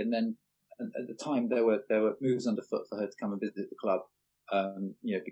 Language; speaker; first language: English; native; English